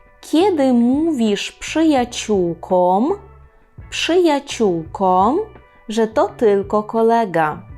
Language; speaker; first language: Polish; non-native, fluent; Ukrainian